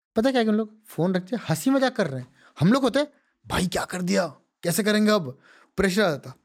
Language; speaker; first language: Hindi; non-native, local second language; Odia